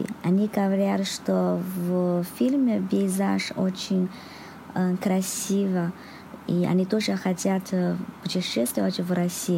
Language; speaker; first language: Russian; non-native, learner; Chinese